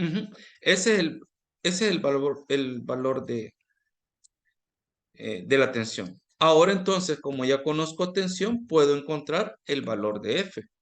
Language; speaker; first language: Spanish; native; Spanish